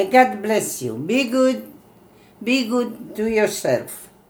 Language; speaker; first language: English; non-native, fluent; Italian